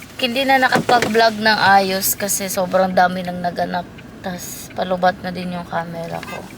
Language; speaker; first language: Filipino; early bilingual, heritage; Filipino